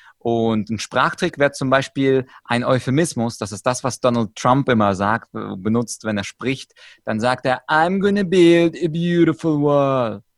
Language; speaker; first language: German; early bilingual, other home language; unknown